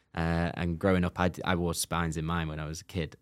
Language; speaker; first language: English; native; English